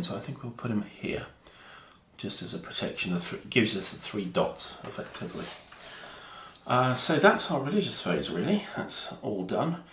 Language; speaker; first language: English; native; English